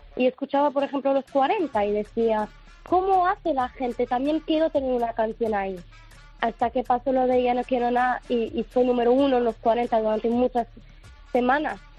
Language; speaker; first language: Spanish; non-native, fluent; Arabic